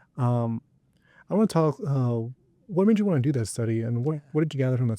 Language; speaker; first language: English; native; English